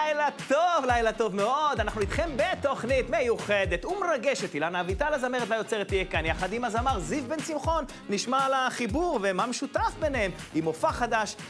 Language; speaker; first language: Hebrew; native; Hebrew